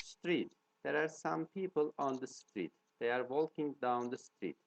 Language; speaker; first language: English; non-native, fluent; Turkish